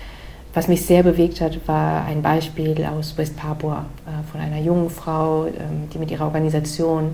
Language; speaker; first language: German; native; German